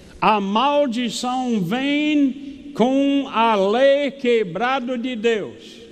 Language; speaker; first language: Portuguese; non-native, fluent; English